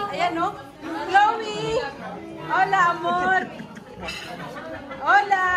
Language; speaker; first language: Spanish; non-native, fluent; Filipino